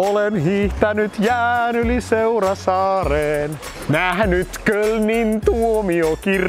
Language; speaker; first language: Finnish; native; Finnish